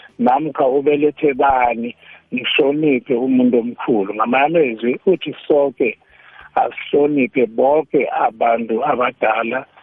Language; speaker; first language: Zulu; non-native, local second language; South Ndebele